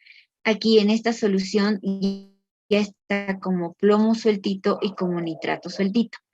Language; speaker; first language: Spanish; native; Spanish